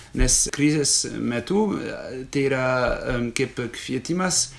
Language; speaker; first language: Lithuanian; non-native, fluent; French